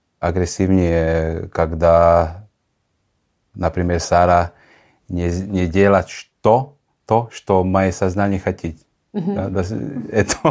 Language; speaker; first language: Russian; non-native, learner; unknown